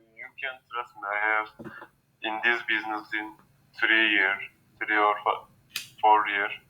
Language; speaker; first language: English; non-native, learner; Turkish